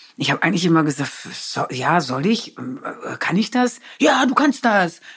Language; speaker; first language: German; non-native, local second language; Low German